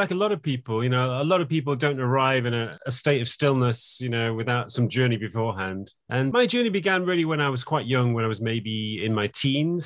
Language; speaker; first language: English; native; English